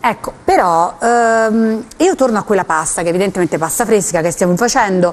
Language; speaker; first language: Italian; native; Italian